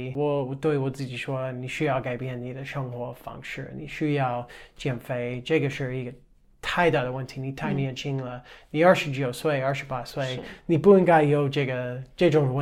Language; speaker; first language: Chinese; non-native, fluent; English